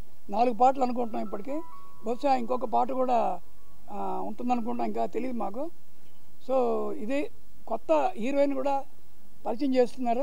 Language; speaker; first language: Telugu; native; Telugu